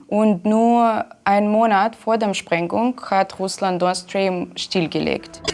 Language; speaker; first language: German; non-native, fluent; Russian